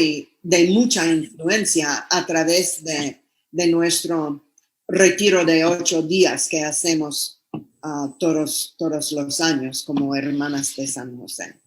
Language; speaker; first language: Spanish; non-native, fluent; English